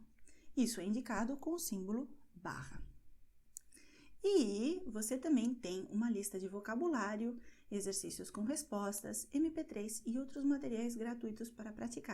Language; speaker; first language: Portuguese; non-native, fluent; Spanish